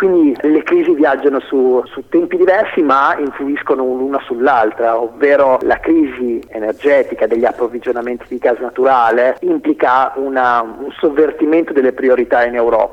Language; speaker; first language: Italian; native; Italian